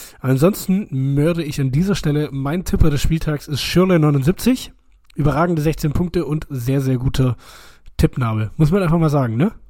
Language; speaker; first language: German; native; German